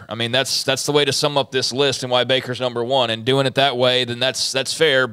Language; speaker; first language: English; native; English